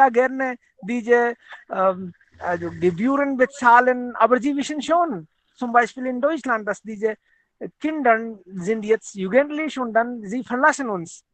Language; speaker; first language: German; non-native, fluent; Hindi